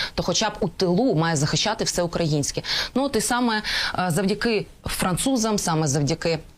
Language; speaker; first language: Ukrainian; non-native, local second language; Russian